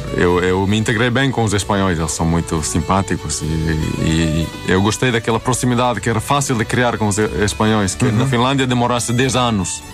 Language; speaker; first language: Portuguese; non-native, fluent; Swedish